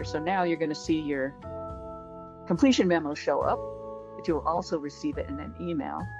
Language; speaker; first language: English; native; English